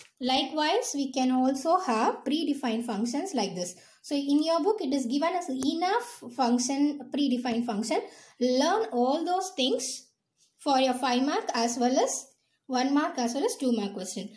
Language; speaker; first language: English; non-native, local second language; Tamil